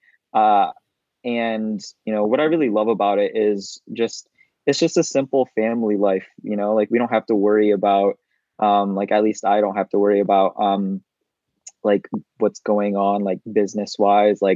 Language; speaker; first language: English; native; English